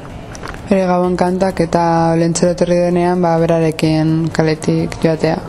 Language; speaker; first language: Basque; non-native, learner; Spanish